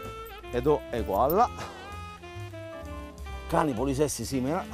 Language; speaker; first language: Greek; non-native, learner; Italian